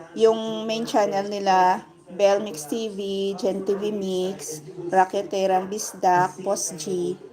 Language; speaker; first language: Filipino; non-native, local second language; Hiligaynon